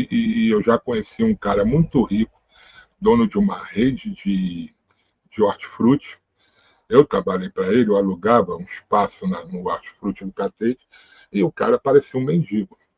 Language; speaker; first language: Portuguese; native; Portuguese